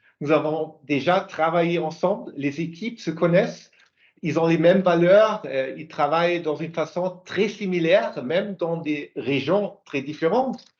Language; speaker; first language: French; non-native, fluent; German